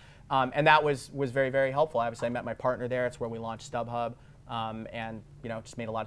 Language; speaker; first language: English; native; English